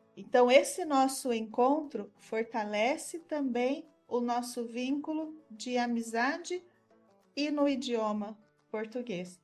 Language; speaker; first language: Portuguese; native; Portuguese